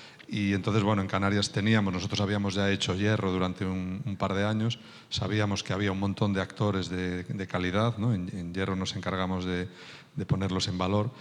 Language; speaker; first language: Spanish; native; Spanish